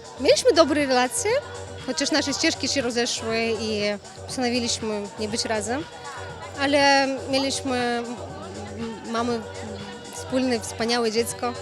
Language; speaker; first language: Polish; non-native, fluent; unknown